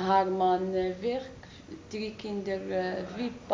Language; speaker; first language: Dutch; non-native, learner; Arabic